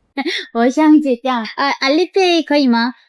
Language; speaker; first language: Chinese; non-native, learner; Korean